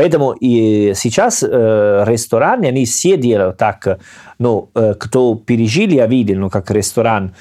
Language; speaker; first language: Russian; non-native, learner; Italian